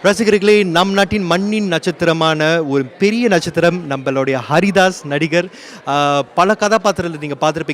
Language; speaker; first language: Tamil; native; Tamil